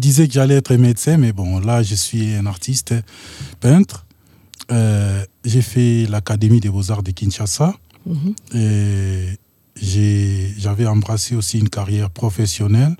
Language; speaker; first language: French; non-native, local second language; Lingala